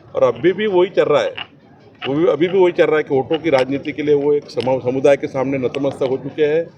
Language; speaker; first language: Hindi; non-native, local second language; Marathi